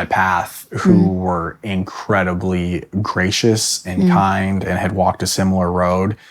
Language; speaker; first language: English; native; English